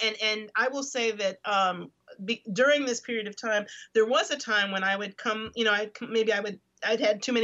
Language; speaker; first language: English; native; English